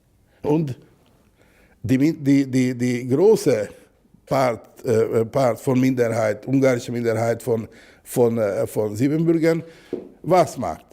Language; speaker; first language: German; non-native, learner; Hungarian